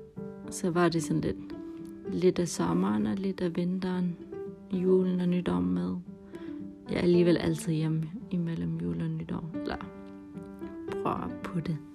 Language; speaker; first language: Danish; non-native, local second language; Kalaallisut